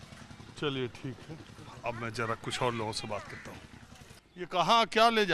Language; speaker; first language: Hindi; native; Hindi